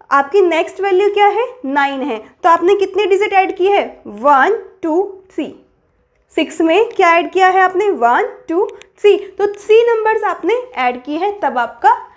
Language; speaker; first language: Hindi; native; Hindi